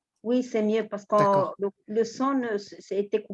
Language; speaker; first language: French; non-native, local second language; Arabic